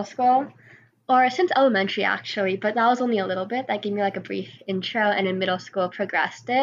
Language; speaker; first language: English; native; English